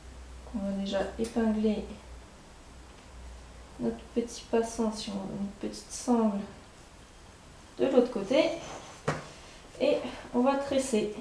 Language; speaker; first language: French; native; French